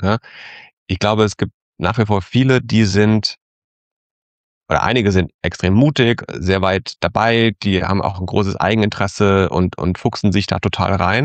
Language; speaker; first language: German; native; German